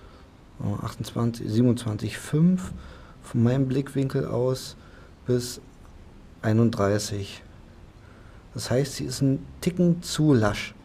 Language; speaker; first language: German; native; German